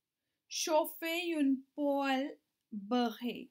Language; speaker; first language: French; non-native, learner; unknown